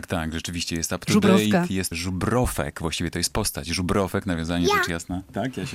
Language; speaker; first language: Polish; native; Polish